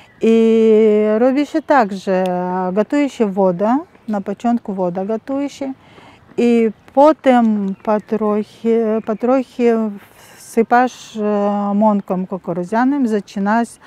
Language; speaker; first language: Polish; non-native, learner; Russian